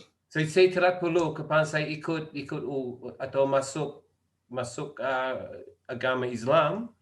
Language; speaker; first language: Indonesian; non-native, learner; English